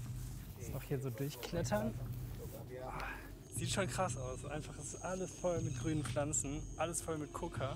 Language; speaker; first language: German; native; German